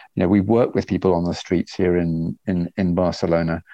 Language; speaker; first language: English; native; English